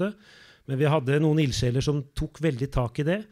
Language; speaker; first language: Norwegian; native; Norwegian